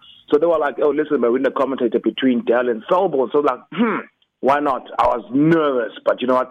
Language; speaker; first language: English; non-native, local second language; Xhosa